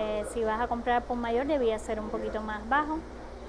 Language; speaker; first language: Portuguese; non-native, fluent; Spanish